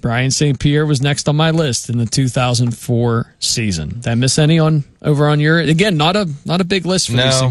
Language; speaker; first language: English; native; English